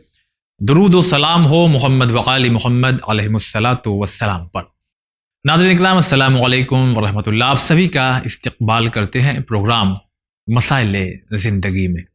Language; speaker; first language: Urdu; native; Urdu